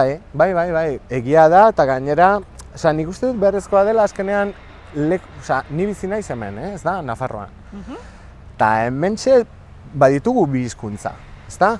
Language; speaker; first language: Basque; non-native, fluent; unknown